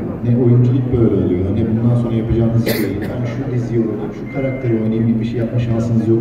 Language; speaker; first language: Turkish; native; Turkish